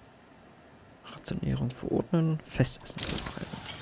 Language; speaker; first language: German; native; German